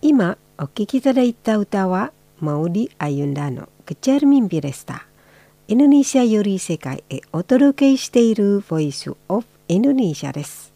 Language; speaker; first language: Japanese; non-native, fluent; Indonesian